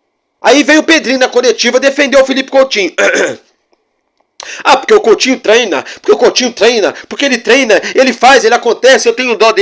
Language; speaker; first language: Portuguese; native; Portuguese